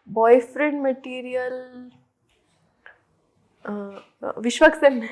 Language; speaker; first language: Telugu; non-native, local second language; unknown